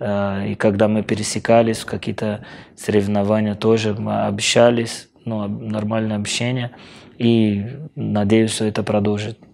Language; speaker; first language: Russian; non-native, fluent; Portuguese